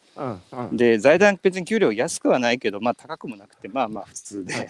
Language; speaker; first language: Japanese; native; Japanese